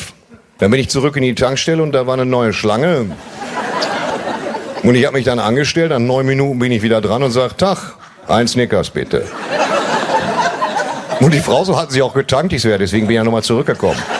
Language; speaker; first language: German; native; German